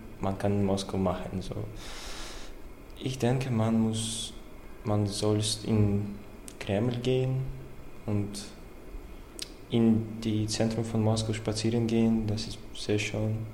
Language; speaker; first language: German; non-native, learner; Russian